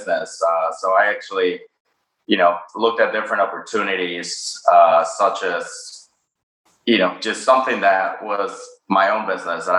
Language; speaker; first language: English; non-native, fluent; Spanish